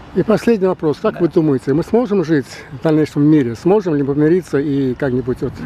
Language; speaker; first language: Russian; non-native, local second language; Azerbaijani